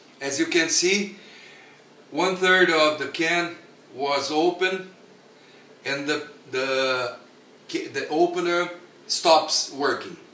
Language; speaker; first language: English; non-native, learner; Portuguese